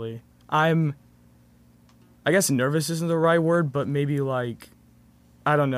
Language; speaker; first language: English; native; English